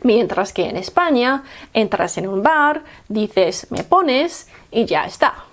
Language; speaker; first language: Spanish; non-native, fluent; English